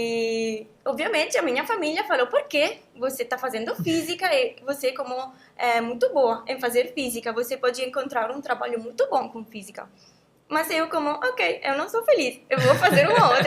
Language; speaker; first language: Portuguese; non-native, fluent; Italian